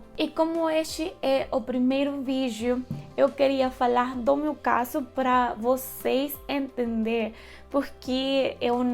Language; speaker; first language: Portuguese; non-native, fluent; Spanish